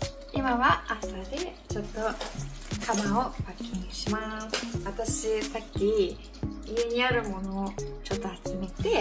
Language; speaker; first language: Japanese; non-native, fluent; English